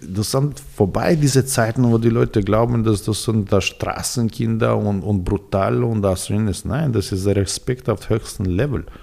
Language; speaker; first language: German; non-native, fluent; Serbian